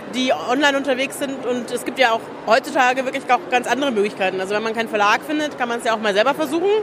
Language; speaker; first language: German; native; German